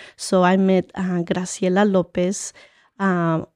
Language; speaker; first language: English; early bilingual, other home language; Spanish